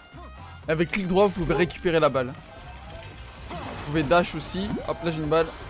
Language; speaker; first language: French; native; French